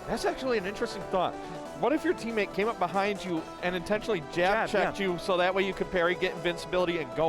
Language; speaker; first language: English; native; English